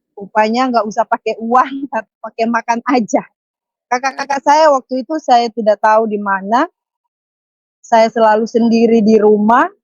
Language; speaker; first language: Indonesian; native; Indonesian